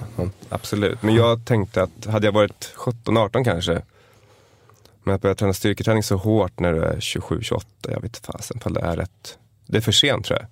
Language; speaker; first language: Swedish; native; Swedish